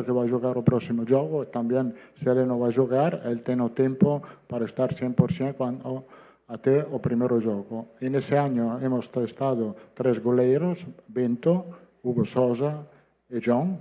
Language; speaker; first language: Portuguese; non-native, fluent; Italian